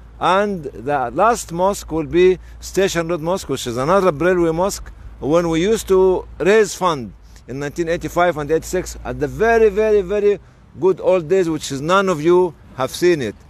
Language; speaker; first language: English; non-native, fluent; Arabic